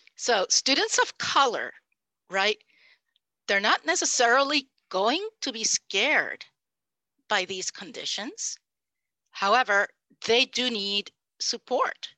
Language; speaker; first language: English; non-native, fluent; Spanish